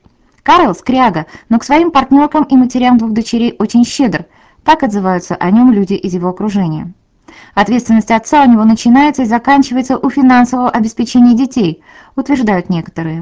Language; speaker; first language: Russian; native; Russian